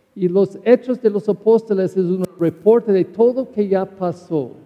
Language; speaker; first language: Spanish; non-native, learner; English